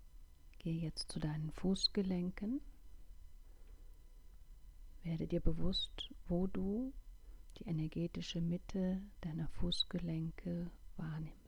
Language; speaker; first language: German; native; German